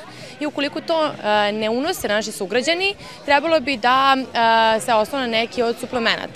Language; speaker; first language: Serbian; native; Serbian